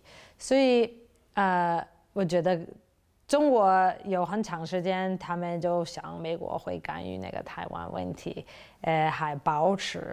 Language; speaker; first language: Chinese; non-native, fluent; English